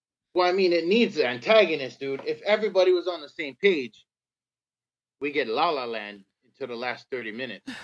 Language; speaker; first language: English; native; English